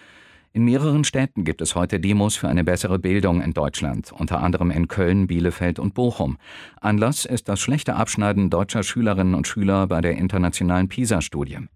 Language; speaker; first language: German; native; German